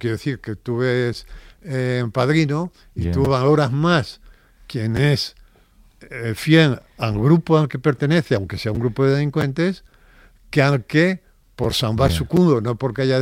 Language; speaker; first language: Spanish; native; Spanish